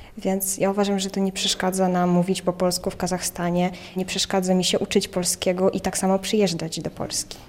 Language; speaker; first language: Polish; non-native, fluent; Russian